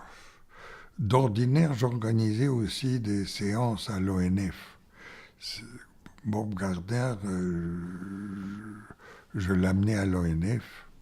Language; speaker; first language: French; non-native, fluent; Bulgarian